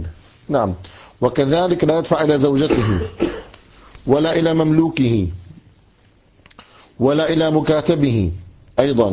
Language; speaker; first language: Arabic; native; Arabic